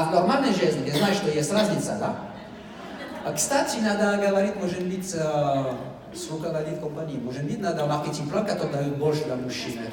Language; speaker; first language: Russian; non-native, learner; French